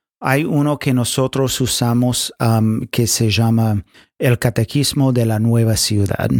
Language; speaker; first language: Spanish; non-native, fluent; English